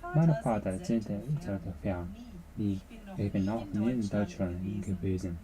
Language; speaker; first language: German; non-native, learner; Japanese